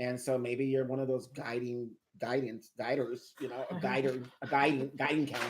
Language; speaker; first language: English; native; English